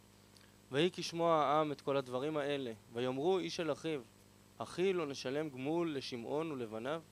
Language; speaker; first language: Hebrew; native; Hebrew